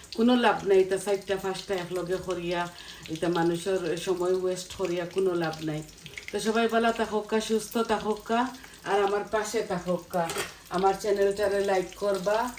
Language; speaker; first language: Bangla; native; Bangla